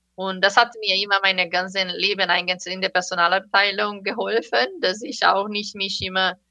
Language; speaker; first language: German; non-native, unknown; Portuguese